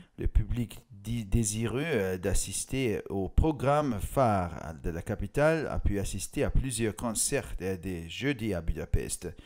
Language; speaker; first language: French; non-native, fluent; Hungarian